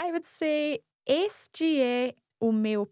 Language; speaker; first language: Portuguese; non-native, learner; English